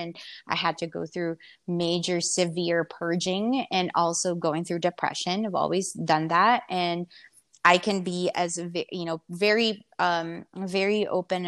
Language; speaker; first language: English; non-native, local second language; Filipino